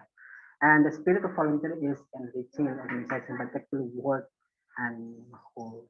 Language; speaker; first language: English; non-native, learner; Indonesian